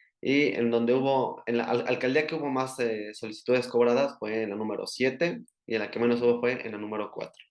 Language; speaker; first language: Spanish; native; Spanish